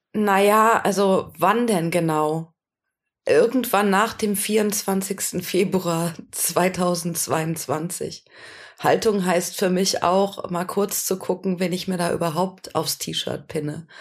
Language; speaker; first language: German; native; German